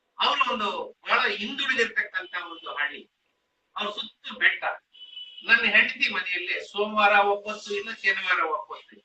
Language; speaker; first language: Kannada; non-native, local second language; Telugu